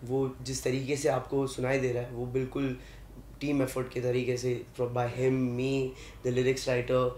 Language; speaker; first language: English; non-native, local second language; Hindi